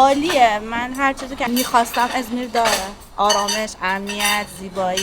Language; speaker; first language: Persian; native; Persian